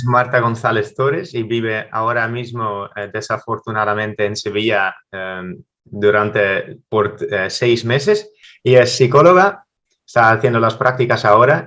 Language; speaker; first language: Spanish; non-native, fluent; Dutch